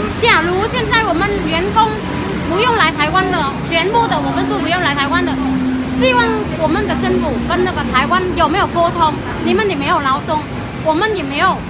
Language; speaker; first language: Chinese; non-native, fluent; Vietnamese